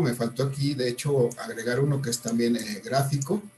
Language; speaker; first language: Spanish; native; Spanish